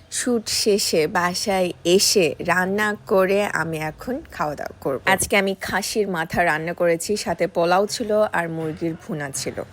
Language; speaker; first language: Bangla; non-native, local second language; Marma